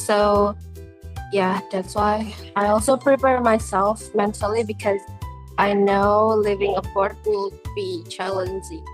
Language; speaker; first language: English; non-native, learner; Indonesian